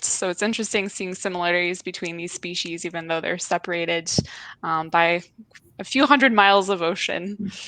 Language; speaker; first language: English; native; English